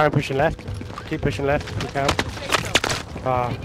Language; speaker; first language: English; native; English